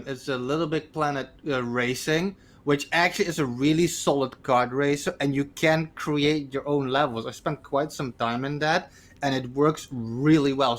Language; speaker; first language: English; native; English